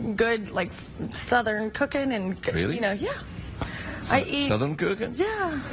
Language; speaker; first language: English; native; English